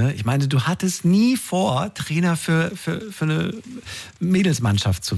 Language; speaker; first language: German; native; German